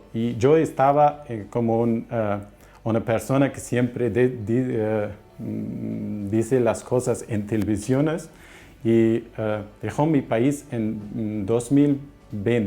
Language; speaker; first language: Spanish; non-native, learner; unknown